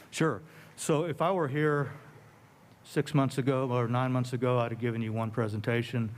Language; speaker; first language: English; native; English